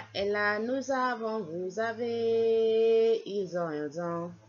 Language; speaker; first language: French; non-native, fluent; English